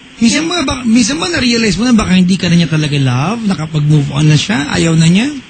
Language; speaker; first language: Filipino; native; Filipino